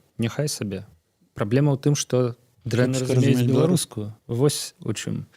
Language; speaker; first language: Belarusian; native; Belarusian